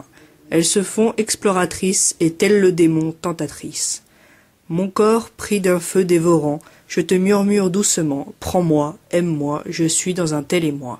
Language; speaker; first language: French; native; French